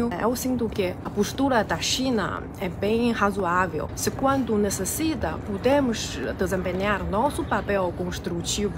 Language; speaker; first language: Portuguese; non-native, fluent; Chinese